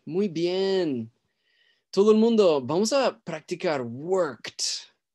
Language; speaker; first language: Spanish; native; Spanish